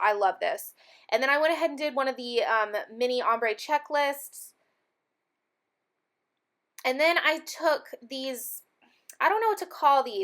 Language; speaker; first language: English; native; English